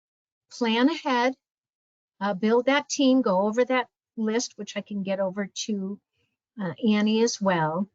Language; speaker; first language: English; native; English